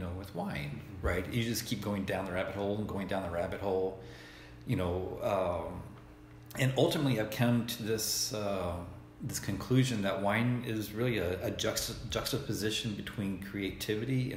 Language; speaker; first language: English; native; English